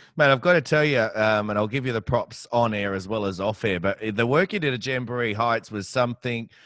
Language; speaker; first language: English; native; English